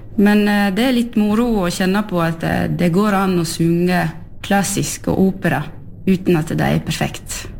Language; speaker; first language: Norwegian; early bilingual, heritage; French